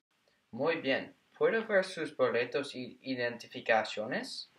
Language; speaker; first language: Spanish; non-native, learner; English